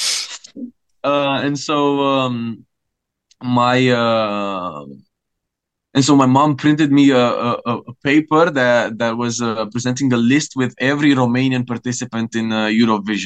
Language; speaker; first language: English; non-native, fluent; Romanian